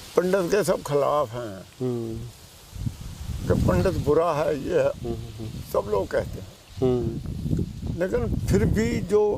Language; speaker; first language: Hindi; non-native, local second language; Punjabi